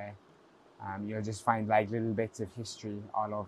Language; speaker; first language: English; native; English